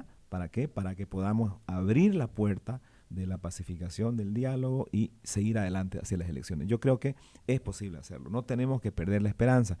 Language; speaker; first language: Spanish; native; Spanish